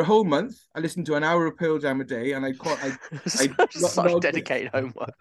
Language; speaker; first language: English; native; English